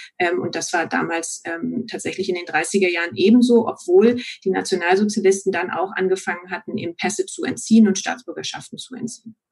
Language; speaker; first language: German; native; German